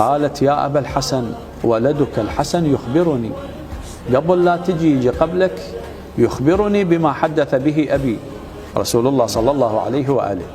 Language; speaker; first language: Arabic; native; Arabic